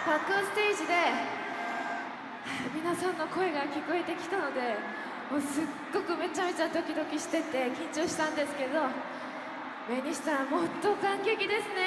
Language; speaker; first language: Japanese; non-native, fluent; Korean